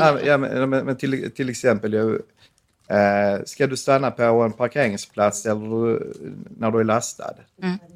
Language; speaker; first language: Swedish; native; Swedish